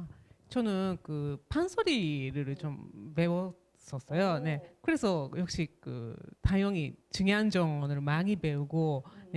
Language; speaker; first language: Korean; non-native, fluent; Japanese